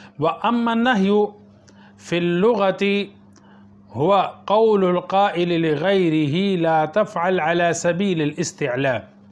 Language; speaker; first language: Arabic; non-native, fluent; Urdu